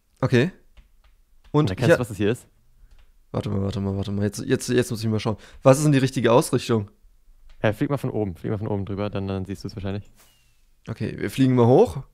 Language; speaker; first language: German; native; German